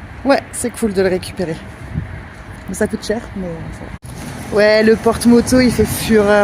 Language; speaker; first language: French; native; French